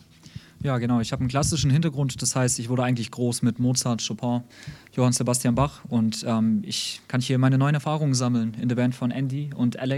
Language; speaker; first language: German; early bilingual, other home language; Russian